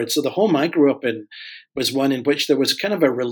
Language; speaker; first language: English; native; English